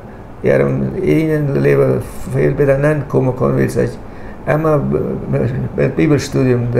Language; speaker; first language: German; non-native, local second language; Low German